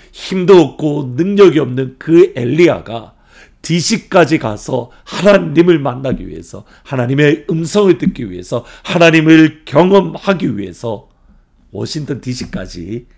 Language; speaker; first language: Korean; native; Korean